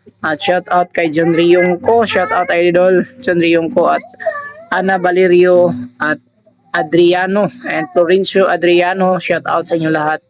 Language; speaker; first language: Filipino; non-native, local second language; Cebuano